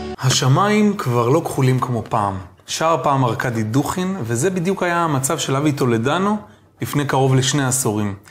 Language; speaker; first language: Hebrew; native; Hebrew